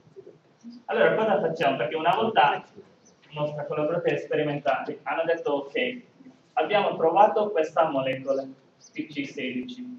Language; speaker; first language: Italian; non-native, learner; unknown